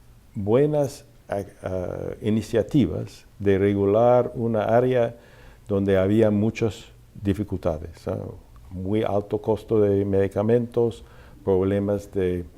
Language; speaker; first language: Spanish; non-native, fluent; English